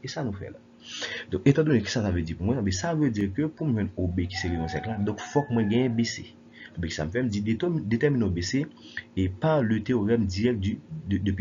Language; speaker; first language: French; non-native, local second language; Haitian Creole